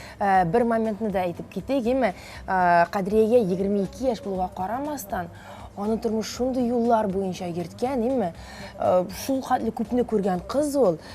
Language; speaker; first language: Tatar; native; Tatar